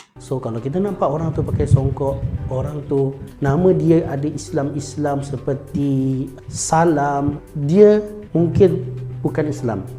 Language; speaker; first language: Malay; native; Malay